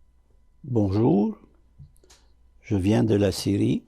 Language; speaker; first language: French; early bilingual, other home language; Arabic